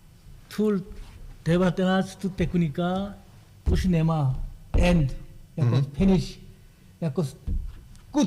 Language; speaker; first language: Czech; non-native, learner; Korean